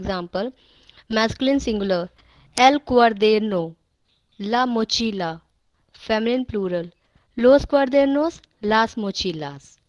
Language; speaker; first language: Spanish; non-native, learner; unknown